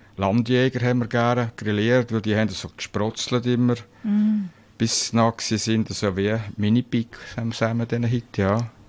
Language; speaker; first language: German; native; German